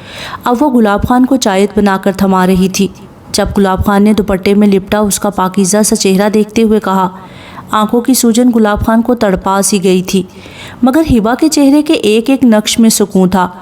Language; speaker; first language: Urdu; native; Urdu